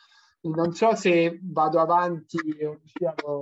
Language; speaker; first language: Italian; native; Italian